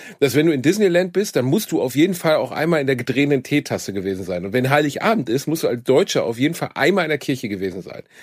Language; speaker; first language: German; native; German